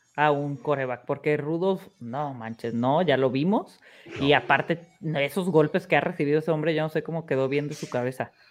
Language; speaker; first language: Spanish; early bilingual, heritage; Spanish